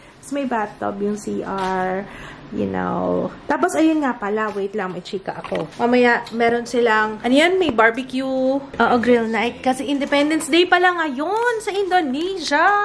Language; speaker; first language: Filipino; native; Filipino